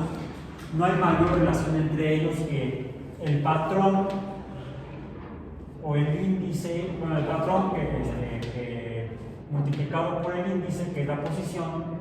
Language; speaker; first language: Spanish; native; Spanish